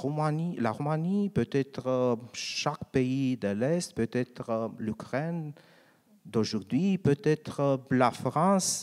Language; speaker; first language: French; non-native, learner; Romanian